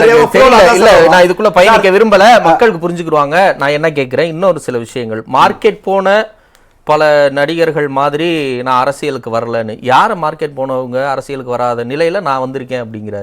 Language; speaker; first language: Tamil; native; Tamil